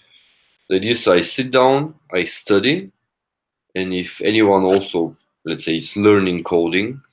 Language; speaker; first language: English; non-native, fluent; Korean